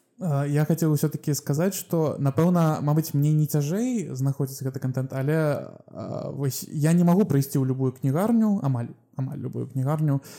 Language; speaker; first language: Belarusian; non-native, local second language; Russian